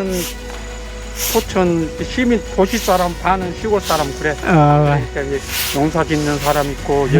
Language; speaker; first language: Korean; native; Korean